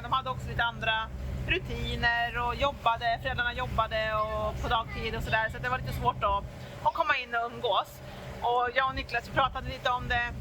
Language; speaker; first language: Swedish; native; Swedish